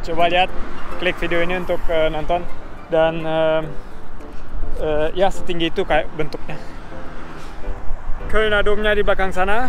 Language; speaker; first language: Indonesian; early bilingual, heritage; German